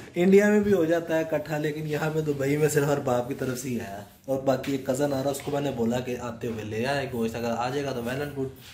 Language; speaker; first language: Urdu; non-native, local second language; Punjabi